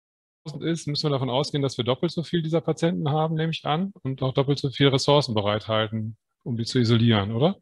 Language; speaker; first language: German; native; German